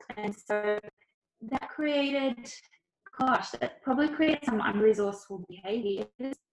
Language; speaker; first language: English; early bilingual, other home language; Ukrainian